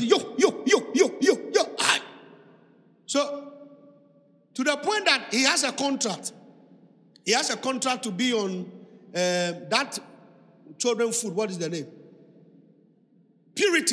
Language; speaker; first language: English; non-native, local second language; Ga